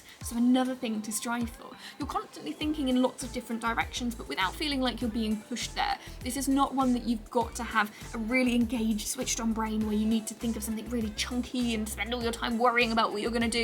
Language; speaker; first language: English; native; English